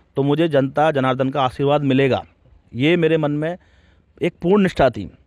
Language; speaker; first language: Hindi; native; Hindi